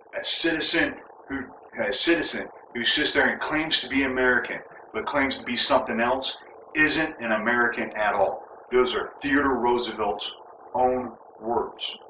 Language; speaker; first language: English; native; English